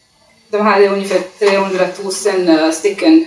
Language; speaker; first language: Swedish; non-native, learner; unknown